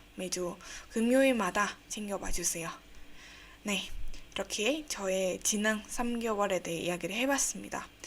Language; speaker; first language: Korean; non-native, fluent; Burmese